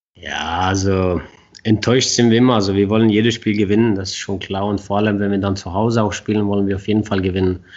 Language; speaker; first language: German; non-native, fluent; Swedish